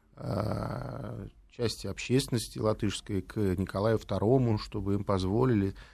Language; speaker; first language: Russian; native; Russian